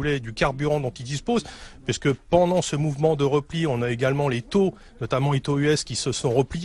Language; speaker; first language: French; native; French